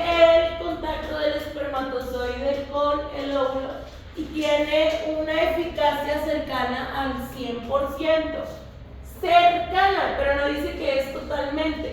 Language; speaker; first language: Spanish; native; Spanish